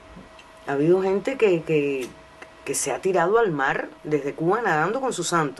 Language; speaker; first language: Spanish; native; Spanish